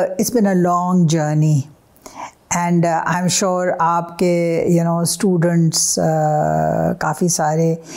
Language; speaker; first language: Urdu; native; Urdu